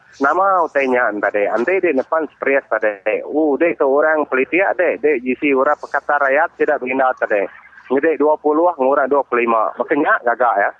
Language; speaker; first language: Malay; native; Malay